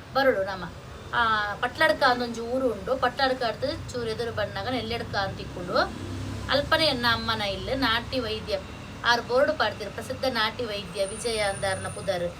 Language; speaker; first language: Kannada; non-native, local second language; Tulu